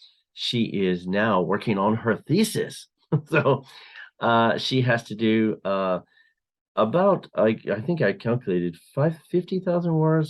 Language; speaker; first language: English; non-native, fluent; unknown